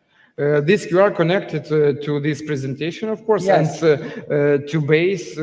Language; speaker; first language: English; non-native, learner; Ukrainian